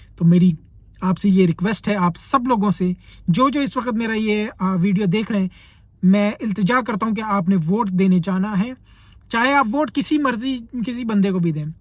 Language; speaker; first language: Urdu; native; Urdu